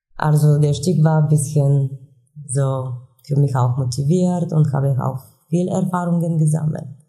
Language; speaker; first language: German; non-native, fluent; Bulgarian